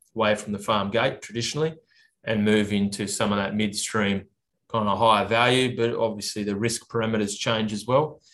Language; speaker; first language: English; native; English